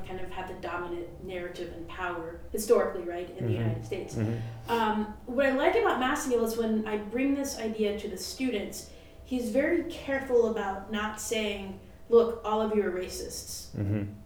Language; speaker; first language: English; native; English